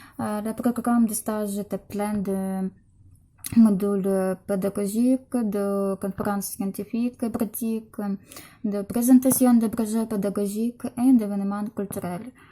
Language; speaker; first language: French; non-native, fluent; Ukrainian